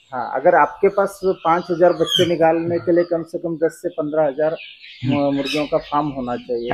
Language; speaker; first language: Hindi; non-native, local second language; Marathi